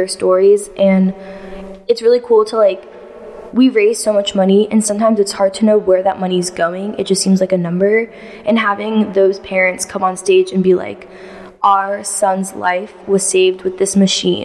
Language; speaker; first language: English; native; English